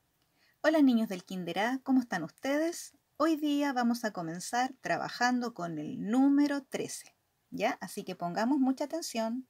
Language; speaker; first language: Spanish; native; Spanish